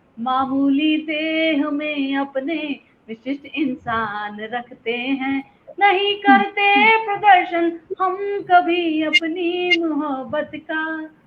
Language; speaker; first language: Hindi; native; Hindi